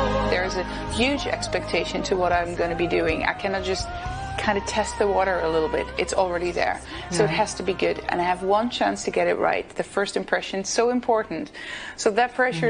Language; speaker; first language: English; non-native, fluent; Dutch